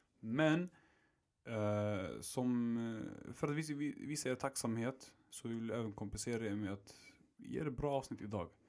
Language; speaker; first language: Swedish; early bilingual, other home language; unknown